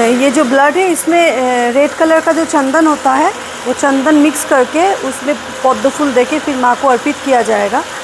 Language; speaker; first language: Hindi; non-native, local second language; Bangla